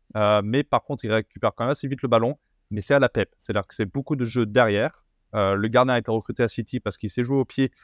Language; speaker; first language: French; native; French